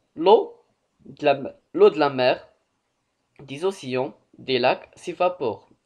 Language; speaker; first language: French; non-native, local second language; Arabic